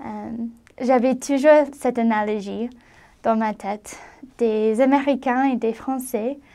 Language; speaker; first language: French; non-native, fluent; English